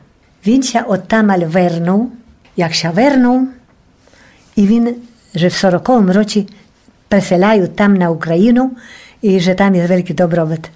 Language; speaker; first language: Polish; non-native, local second language; Rusyn